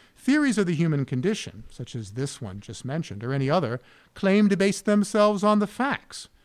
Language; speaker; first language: English; native; English